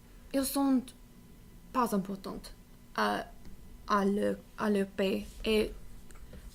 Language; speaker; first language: French; non-native, learner; English